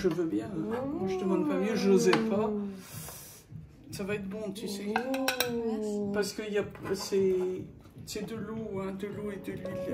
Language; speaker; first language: French; native; French